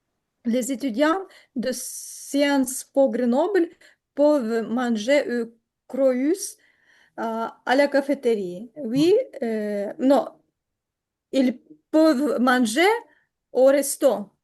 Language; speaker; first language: French; non-native, learner; Ukrainian